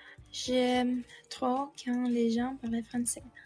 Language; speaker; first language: French; non-native, learner; Russian